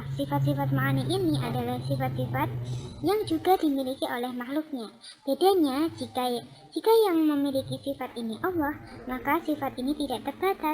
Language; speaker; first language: Indonesian; native; Indonesian